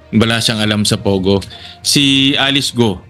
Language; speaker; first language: Filipino; native; Filipino